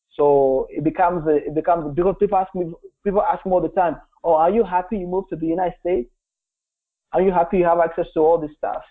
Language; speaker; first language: English; non-native, local second language; Kinyarwanda